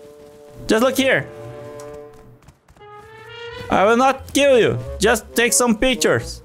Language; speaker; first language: English; non-native, learner; Portuguese